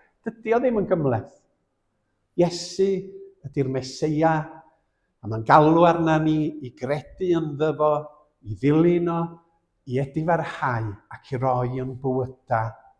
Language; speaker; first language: Welsh; native; Welsh